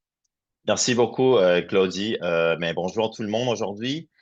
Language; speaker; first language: French; non-native, fluent; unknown